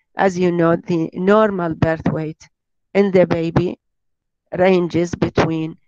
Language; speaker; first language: English; non-native, fluent; Arabic